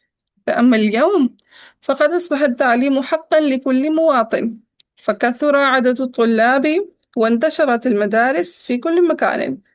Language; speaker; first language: Arabic; non-native, fluent; Urdu